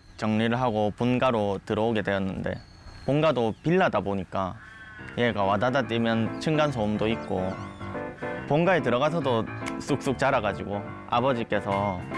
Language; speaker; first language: Korean; native; Korean